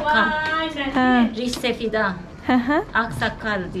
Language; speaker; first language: Turkish; non-native, fluent; Turkmen